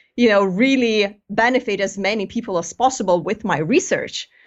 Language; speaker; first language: English; non-native, fluent; Greek